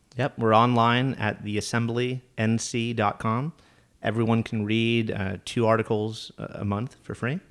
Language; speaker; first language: English; native; English